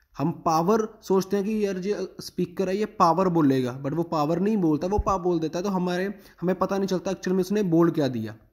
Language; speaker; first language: Hindi; non-native, local second language; Punjabi